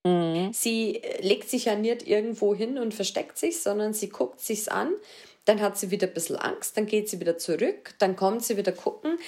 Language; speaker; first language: German; native; German